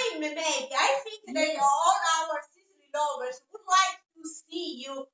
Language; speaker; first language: English; non-native, fluent; Italian